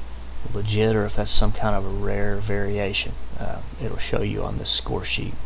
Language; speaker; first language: English; native; English